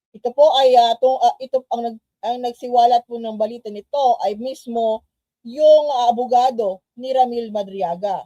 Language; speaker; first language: Filipino; non-native, local second language; Cebuano